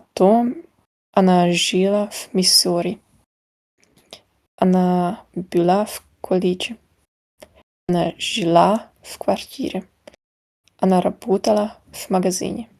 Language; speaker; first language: Russian; non-native, learner; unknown